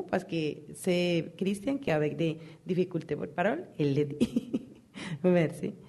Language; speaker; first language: French; non-native, learner; Spanish